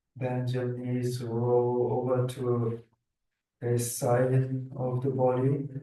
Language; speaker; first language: English; non-native, fluent; German